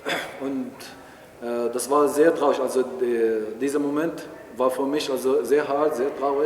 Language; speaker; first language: German; non-native, fluent; Arabic